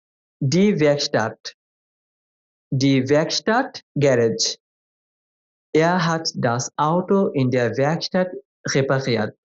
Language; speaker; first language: German; non-native, fluent; Bangla